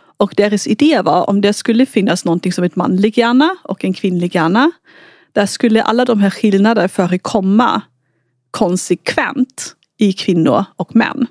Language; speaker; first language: Swedish; non-native, fluent; German